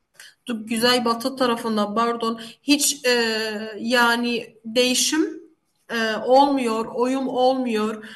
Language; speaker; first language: Turkish; non-native, fluent; Arabic